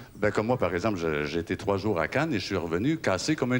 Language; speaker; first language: French; native; French